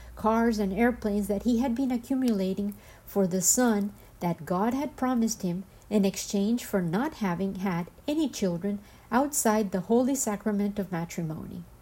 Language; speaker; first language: English; non-native, fluent; Spanish